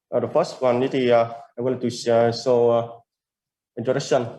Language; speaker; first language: English; non-native, learner; Vietnamese